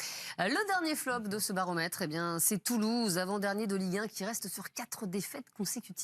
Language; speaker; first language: French; native; French